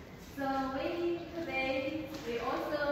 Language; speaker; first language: English; non-native, learner; Chinese